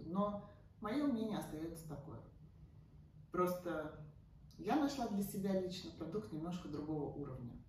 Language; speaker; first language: Russian; native; Russian